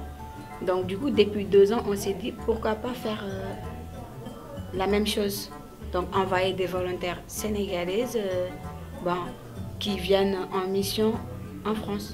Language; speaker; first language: French; non-native, local second language; Wolof